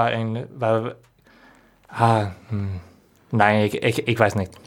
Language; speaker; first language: German; non-native, learner; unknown